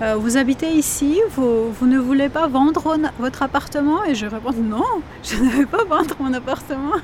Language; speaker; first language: French; non-native, learner; Georgian